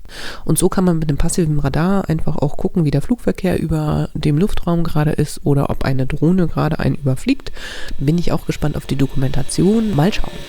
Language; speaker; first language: German; native; German